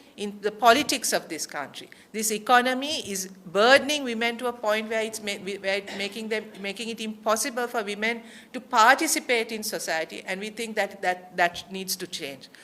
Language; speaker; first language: English; non-native, local second language; Sinhala